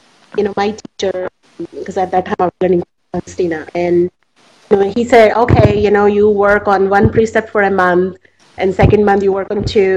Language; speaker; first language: English; non-native, local second language; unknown